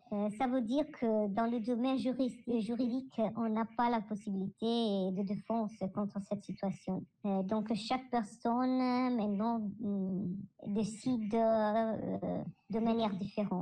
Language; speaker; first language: French; non-native, learner; Italian